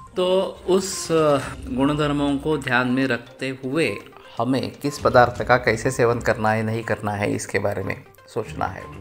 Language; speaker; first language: Hindi; non-native, local second language; Marathi